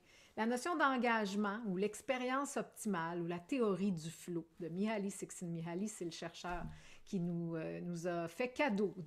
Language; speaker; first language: French; native; French